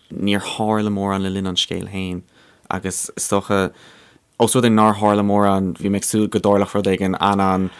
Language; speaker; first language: Irish; native; Irish